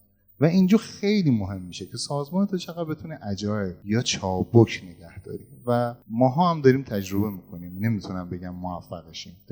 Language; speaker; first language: Persian; native; Persian